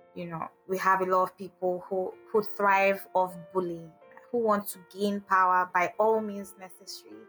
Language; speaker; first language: English; non-native, local second language; Igbo